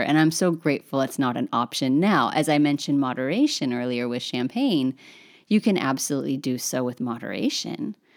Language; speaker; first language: English; native; English